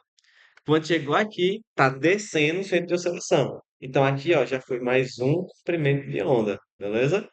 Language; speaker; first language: Portuguese; native; Portuguese